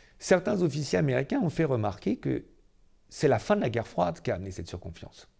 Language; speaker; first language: French; native; French